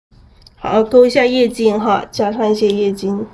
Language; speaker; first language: Chinese; native; Chinese